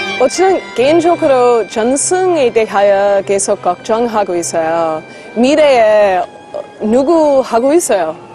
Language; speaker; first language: Korean; non-native, learner; English